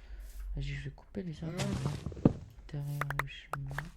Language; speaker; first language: French; native; French